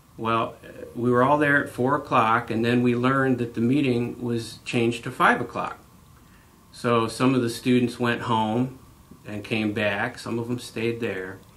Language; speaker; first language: English; native; English